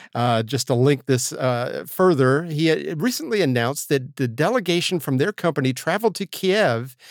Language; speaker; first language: English; native; English